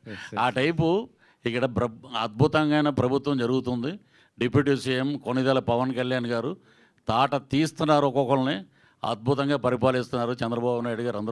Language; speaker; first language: Telugu; native; Telugu